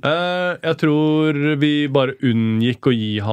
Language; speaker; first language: Norwegian; native; Norwegian